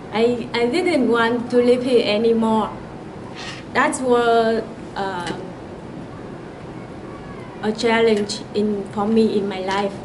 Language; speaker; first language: English; non-native, learner; Vietnamese